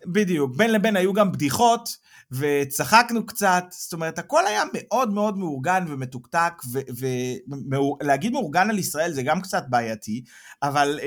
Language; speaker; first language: Hebrew; native; Hebrew